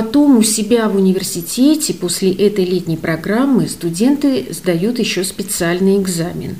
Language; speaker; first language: Russian; native; Russian